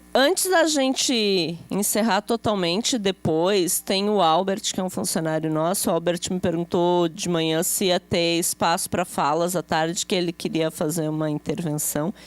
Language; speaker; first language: Portuguese; native; Portuguese